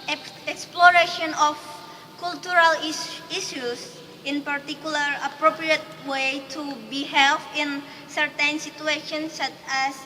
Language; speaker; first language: English; non-native, learner; Indonesian